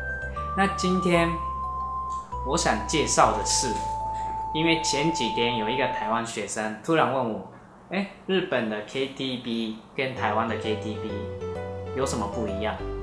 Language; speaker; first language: Chinese; non-native, fluent; Japanese